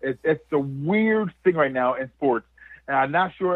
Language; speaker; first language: English; native; English